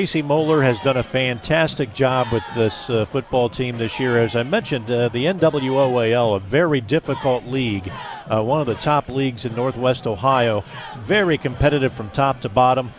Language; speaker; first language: English; native; English